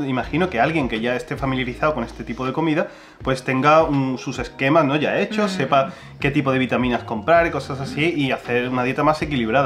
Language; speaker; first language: Spanish; native; Spanish